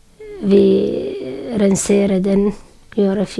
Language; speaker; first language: Swedish; non-native, learner; Syriac